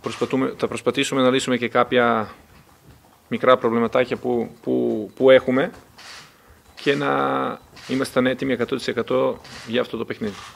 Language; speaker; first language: Greek; non-native, fluent; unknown